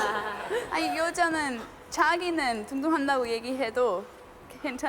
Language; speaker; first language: Korean; non-native, learner; English